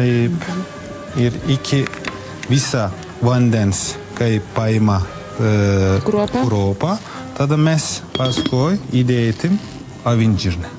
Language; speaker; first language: Lithuanian; non-native, learner; Turkish